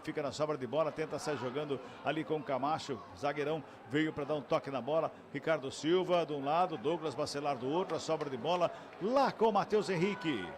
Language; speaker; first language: Portuguese; native; Portuguese